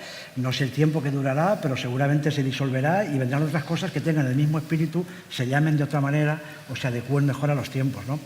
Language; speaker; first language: Spanish; native; Spanish